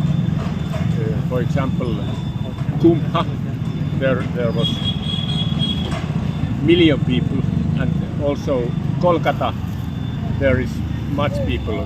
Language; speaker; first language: English; non-native, learner; Finnish